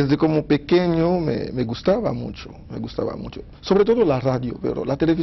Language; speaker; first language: Spanish; non-native, fluent; Haitian Creole